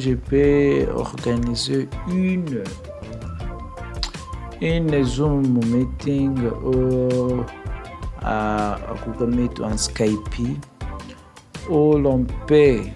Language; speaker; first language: French; non-native, learner; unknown